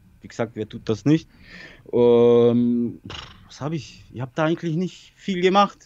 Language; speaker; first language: German; early bilingual, other home language; Polish